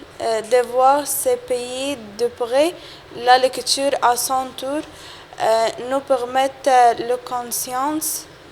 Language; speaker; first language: French; non-native, learner; Arabic